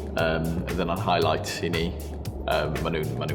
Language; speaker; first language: Welsh; non-native, local second language; English